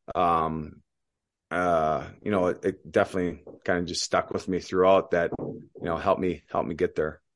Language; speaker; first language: English; native; English